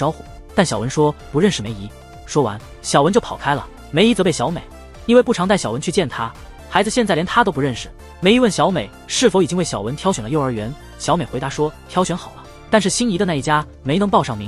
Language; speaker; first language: Chinese; native; Chinese